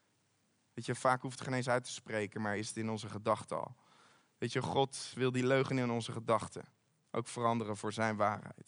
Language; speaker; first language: Dutch; native; Dutch